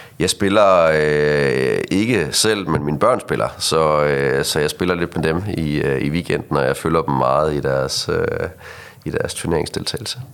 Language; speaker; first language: Danish; native; Danish